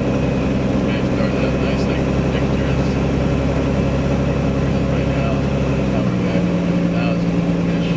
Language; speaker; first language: English; native; English